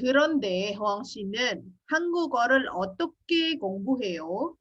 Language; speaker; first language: Korean; non-native, fluent; Indonesian